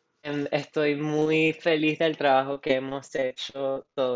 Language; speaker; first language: Spanish; non-native, local second language; English